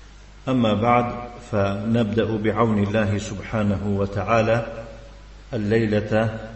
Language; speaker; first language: Arabic; non-native, fluent; Tajik